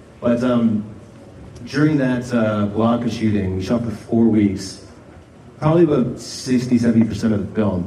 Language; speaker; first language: English; native; English